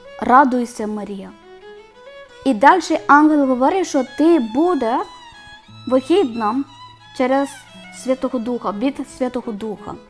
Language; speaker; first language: Ukrainian; non-native, learner; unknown